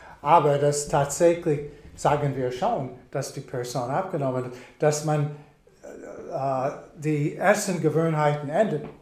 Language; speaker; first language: German; non-native, fluent; English